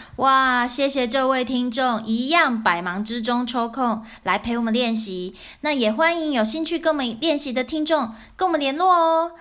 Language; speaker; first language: Chinese; native; Chinese